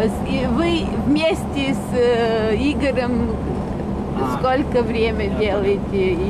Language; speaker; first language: Russian; non-native, learner; Bulgarian